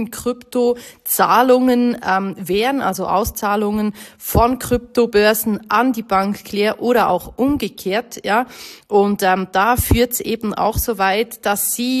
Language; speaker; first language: German; native; German